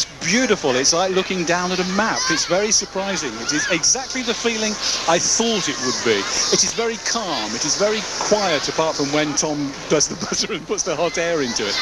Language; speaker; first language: English; native; English